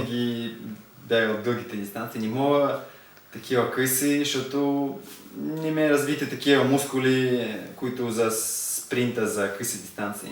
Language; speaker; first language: Bulgarian; non-native, learner; Russian